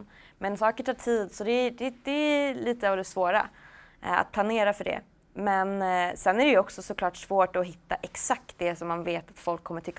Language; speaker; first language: Swedish; native; Swedish